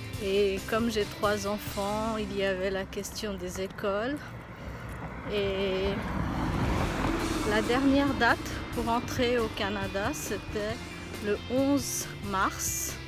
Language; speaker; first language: French; non-native, fluent; Bangla